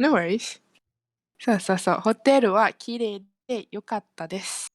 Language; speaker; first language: Japanese; non-native, fluent; Malay